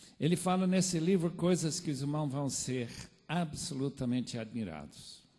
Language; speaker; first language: Portuguese; non-native, fluent; English